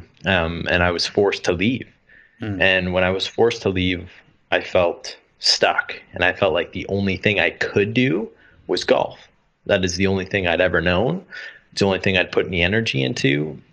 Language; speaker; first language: English; native; English